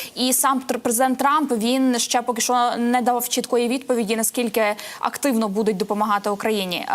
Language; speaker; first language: Ukrainian; native; Ukrainian